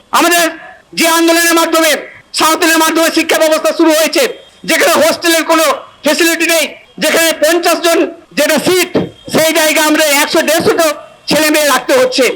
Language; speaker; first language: Bangla; non-native, local second language; Santali